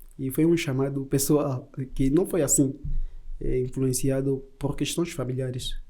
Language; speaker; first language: Portuguese; native; Portuguese